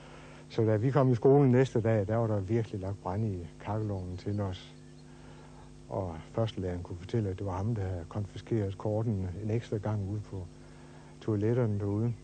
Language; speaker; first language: Danish; native; Danish